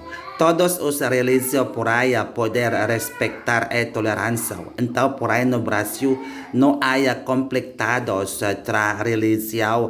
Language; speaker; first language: Portuguese; non-native, learner; Indonesian